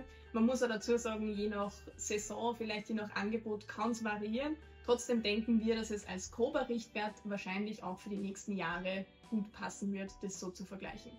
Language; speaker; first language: German; native; German